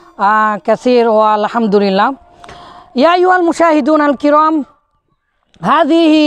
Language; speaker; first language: Arabic; non-native, fluent; Bangla